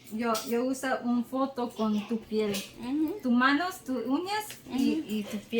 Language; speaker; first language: Spanish; non-native, learner; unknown